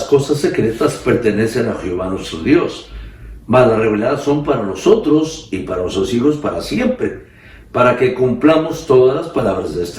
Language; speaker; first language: Spanish; native; Spanish